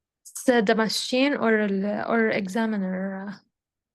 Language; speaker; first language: English; non-native, learner; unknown